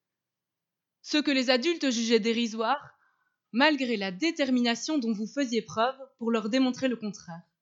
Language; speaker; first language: French; native; French